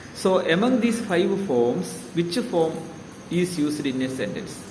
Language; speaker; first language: English; non-native, local second language; Malayalam